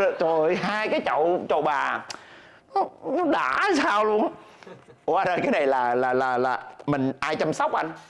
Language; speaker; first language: Vietnamese; native; Vietnamese